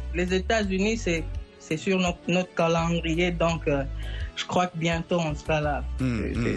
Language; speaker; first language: French; non-native, local second language; Swahili